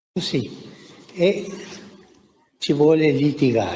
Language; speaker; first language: Italian; non-native, fluent; Spanish